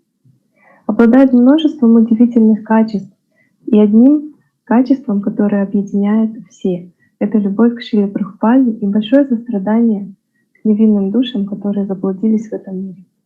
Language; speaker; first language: Russian; native; Russian